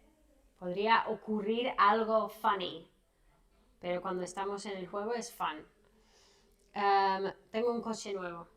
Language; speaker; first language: Spanish; non-native, fluent; English